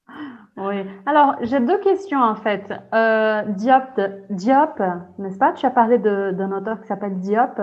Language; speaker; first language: French; non-native, fluent; Portuguese